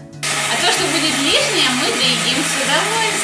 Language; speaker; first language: Russian; native; Russian